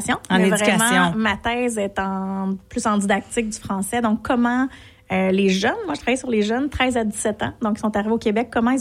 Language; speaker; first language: French; native; French